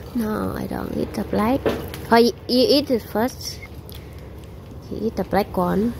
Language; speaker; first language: English; non-native, learner; Vietnamese